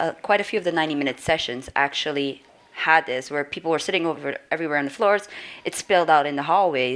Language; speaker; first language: English; non-native, fluent; Dutch